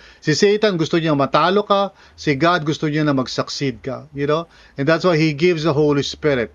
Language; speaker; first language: English; non-native, local second language; Filipino